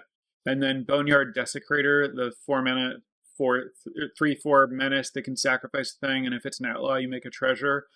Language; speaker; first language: English; native; English